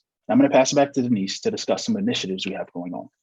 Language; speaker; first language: English; native; English